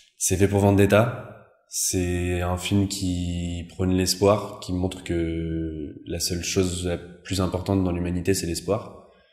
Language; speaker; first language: French; native; French